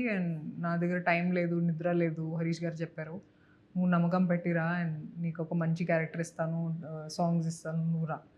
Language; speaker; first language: Telugu; non-native, fluent; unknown